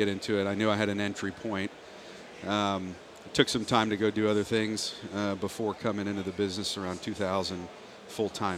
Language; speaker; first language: English; native; English